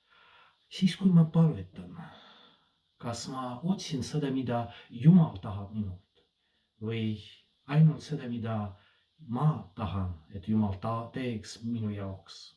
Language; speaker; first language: Estonian; non-native, fluent; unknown